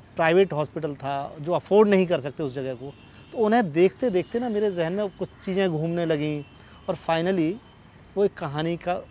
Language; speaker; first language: Hindi; native; Hindi